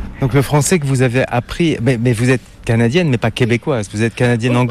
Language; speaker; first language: French; native; French